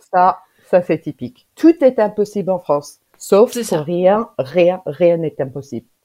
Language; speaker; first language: French; non-native, fluent; English